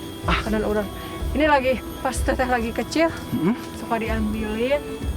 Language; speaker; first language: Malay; non-native, local second language; Sundanese